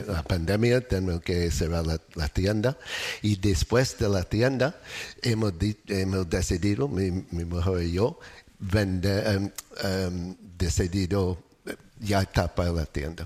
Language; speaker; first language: Spanish; non-native, learner; English